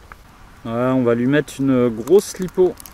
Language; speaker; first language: French; native; French